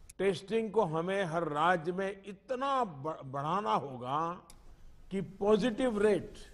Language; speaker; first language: Hindi; non-native, local second language; Gujarati